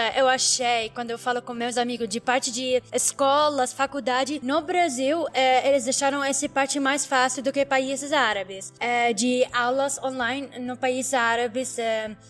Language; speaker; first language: Portuguese; non-native, learner; Arabic